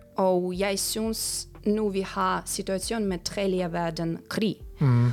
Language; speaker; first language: Danish; non-native, learner; Ukrainian